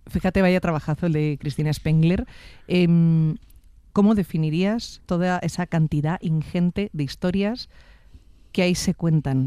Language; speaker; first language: Spanish; native; Spanish